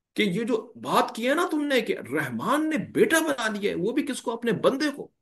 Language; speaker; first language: Hindi; native; Hindi